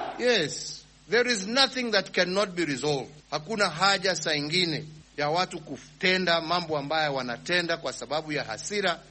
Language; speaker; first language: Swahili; native; Swahili